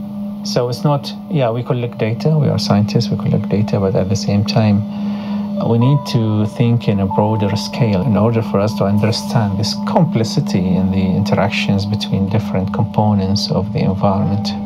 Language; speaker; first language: English; non-native, fluent; Arabic